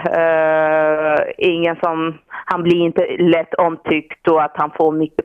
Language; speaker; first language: Swedish; non-native, fluent; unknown